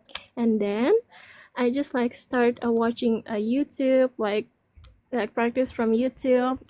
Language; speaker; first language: English; non-native, learner; Indonesian